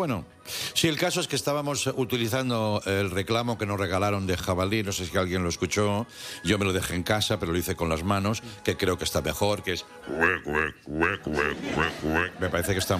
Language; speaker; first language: Spanish; native; Spanish